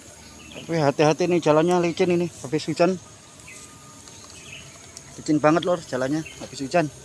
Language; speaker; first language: Indonesian; non-native, local second language; Javanese